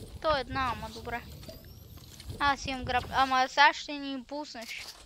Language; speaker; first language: Bulgarian; native; Bulgarian